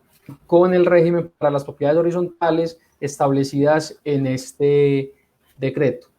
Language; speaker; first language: Spanish; native; Spanish